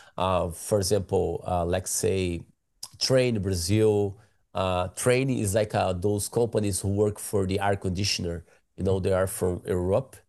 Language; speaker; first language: English; non-native, learner; Portuguese